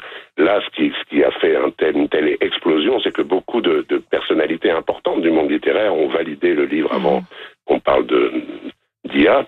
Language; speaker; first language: French; native; French